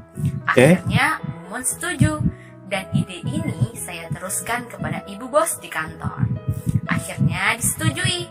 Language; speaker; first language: Indonesian; native; Indonesian